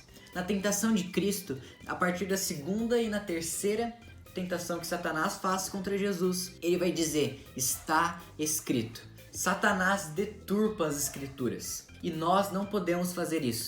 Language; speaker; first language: Portuguese; native; Portuguese